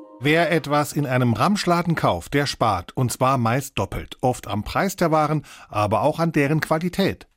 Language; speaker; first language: German; native; German